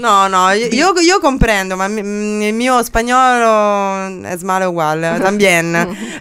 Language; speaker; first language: Italian; native; Italian